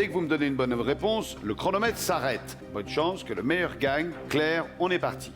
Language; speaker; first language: French; native; French